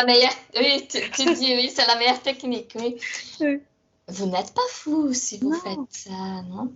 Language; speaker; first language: French; non-native, fluent; Portuguese